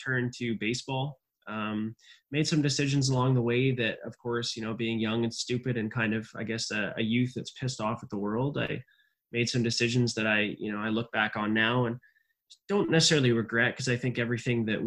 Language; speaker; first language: English; native; English